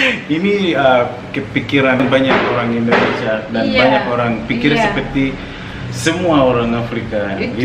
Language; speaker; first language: Indonesian; non-native, fluent; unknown